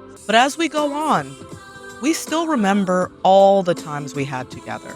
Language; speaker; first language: English; native; English